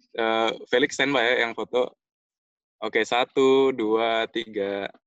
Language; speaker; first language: Indonesian; native; Indonesian